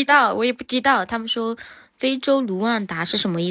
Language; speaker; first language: Chinese; non-native, fluent; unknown